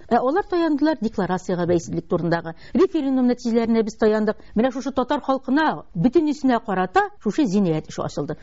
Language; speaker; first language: Tatar; native; Tatar